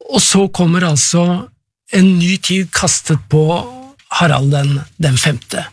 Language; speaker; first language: Norwegian; native; Norwegian